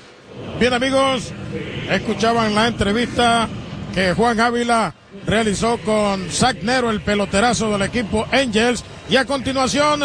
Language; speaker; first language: Spanish; native; Spanish